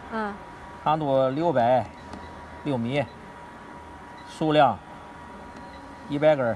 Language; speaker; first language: Chinese; native; Chinese